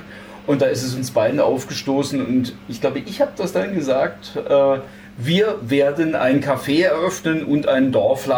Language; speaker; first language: German; native; German